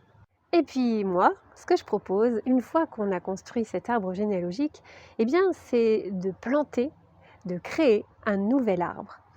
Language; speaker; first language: French; native; French